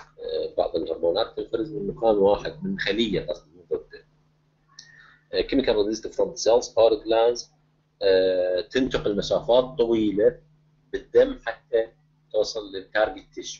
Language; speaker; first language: Arabic; native; Arabic